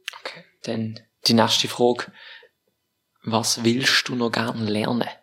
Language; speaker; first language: German; native; German